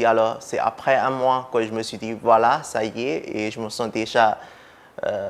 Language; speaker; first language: French; non-native, fluent; Burmese